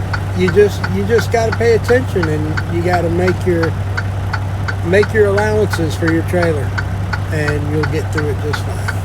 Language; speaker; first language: English; native; English